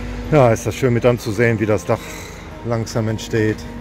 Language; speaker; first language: German; native; German